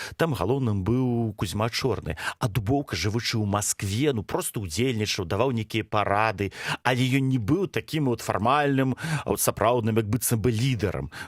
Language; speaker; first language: Belarusian; non-native, local second language; Russian